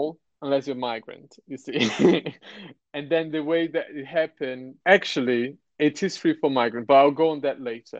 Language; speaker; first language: English; non-native, fluent; Portuguese